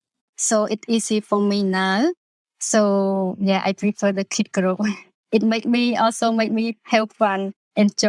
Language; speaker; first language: English; non-native, learner; Khmer